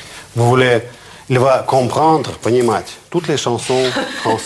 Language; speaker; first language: French; non-native, fluent; Russian